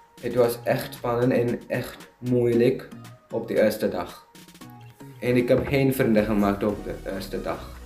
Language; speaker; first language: Dutch; non-native, learner; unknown